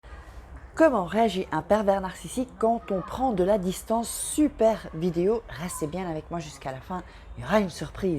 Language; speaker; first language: French; native; French